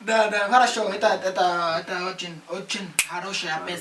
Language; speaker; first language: Russian; non-native, learner; Portuguese